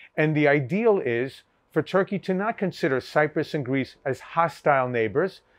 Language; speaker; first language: English; early bilingual, other home language; Greek